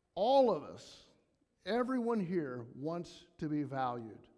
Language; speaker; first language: English; native; English